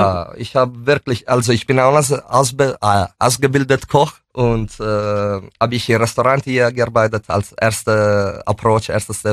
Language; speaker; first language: German; non-native, fluent; Italian